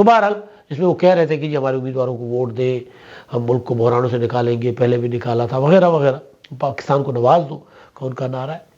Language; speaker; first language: Urdu; non-native, local second language; Sindhi